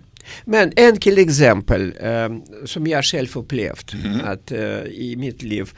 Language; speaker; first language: Swedish; non-native, learner; Russian